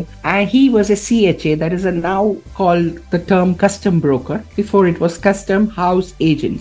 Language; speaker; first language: English; non-native, local second language; Gujarati